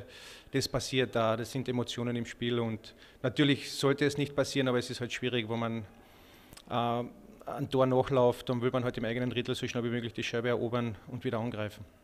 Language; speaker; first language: German; native; German